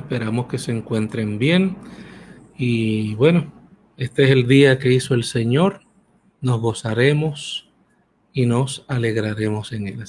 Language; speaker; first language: Spanish; native; Spanish